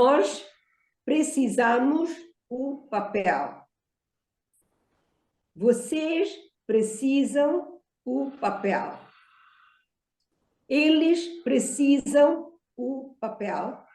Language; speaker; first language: Portuguese; non-native, fluent; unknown